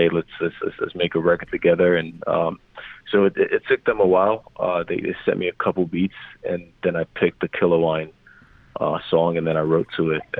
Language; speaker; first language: English; non-native, local second language; Yoruba